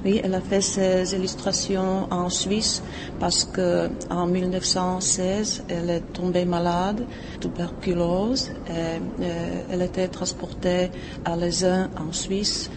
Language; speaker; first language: French; non-native, fluent; Czech